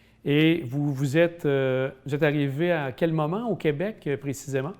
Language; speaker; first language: French; native; French